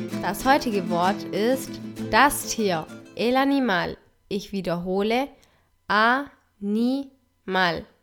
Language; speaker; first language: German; non-native, fluent; Spanish